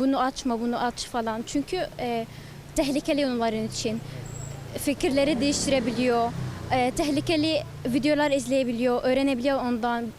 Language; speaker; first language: Turkish; non-native, learner; Arabic